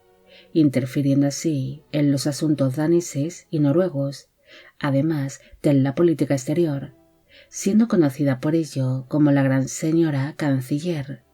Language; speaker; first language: Spanish; native; Spanish